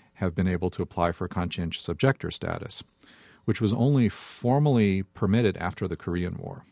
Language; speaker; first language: English; native; English